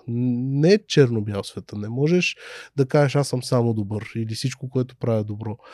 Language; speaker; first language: Bulgarian; native; Bulgarian